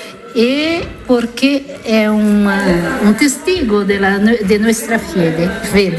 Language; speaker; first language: Spanish; non-native, fluent; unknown